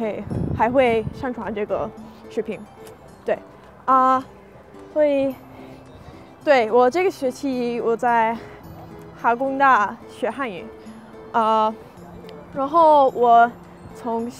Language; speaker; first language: Chinese; non-native, fluent; English